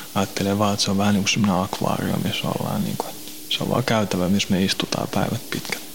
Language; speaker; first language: Finnish; native; Finnish